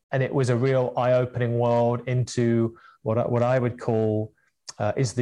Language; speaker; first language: English; native; English